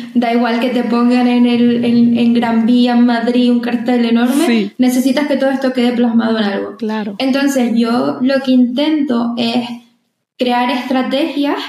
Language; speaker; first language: Spanish; native; Spanish